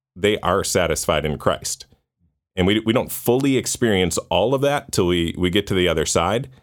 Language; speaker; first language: English; native; English